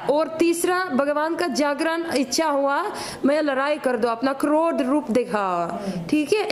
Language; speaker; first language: Hindi; non-native, learner; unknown